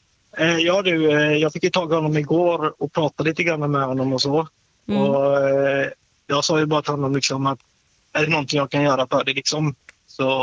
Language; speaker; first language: Swedish; native; Swedish